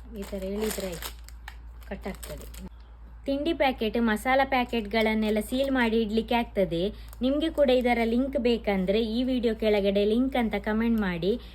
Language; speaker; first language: Kannada; non-native, local second language; Tulu